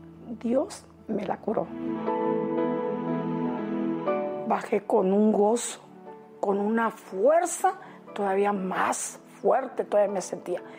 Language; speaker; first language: Spanish; native; Spanish